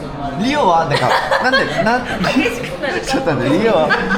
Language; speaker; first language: Japanese; non-native, learner; Korean